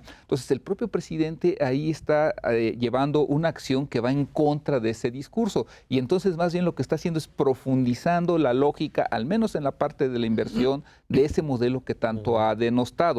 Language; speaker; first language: Spanish; native; Spanish